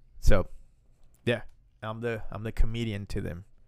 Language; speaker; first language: English; early bilingual, other home language; Spanish